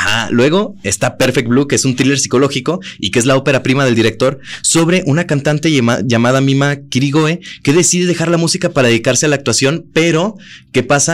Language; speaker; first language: Spanish; native; Spanish